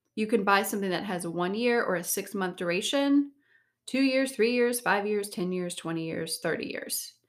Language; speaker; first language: English; native; English